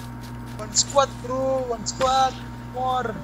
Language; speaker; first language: English; non-native, learner; Indonesian